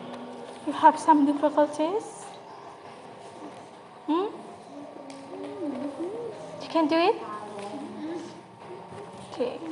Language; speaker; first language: English; non-native, learner; Indonesian